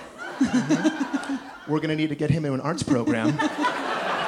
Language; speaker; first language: English; native; English